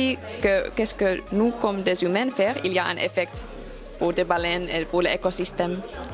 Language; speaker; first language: French; non-native, learner; Finnish